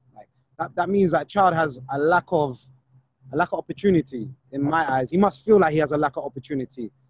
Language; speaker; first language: English; native; English